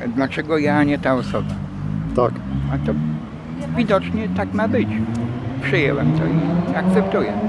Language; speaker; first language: Polish; native; Polish